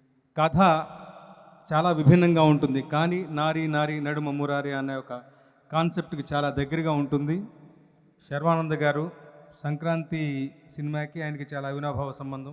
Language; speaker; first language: Telugu; native; Telugu